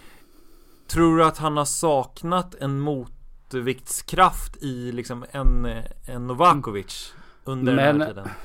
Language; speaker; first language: Swedish; native; Swedish